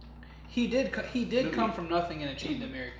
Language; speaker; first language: English; native; English